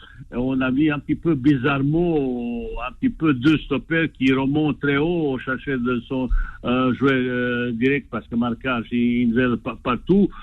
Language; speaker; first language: French; non-native, fluent; Bosnian